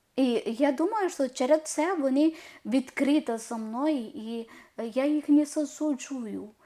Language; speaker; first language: Ukrainian; non-native, learner; Malayalam